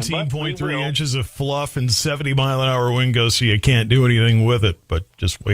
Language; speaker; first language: English; native; English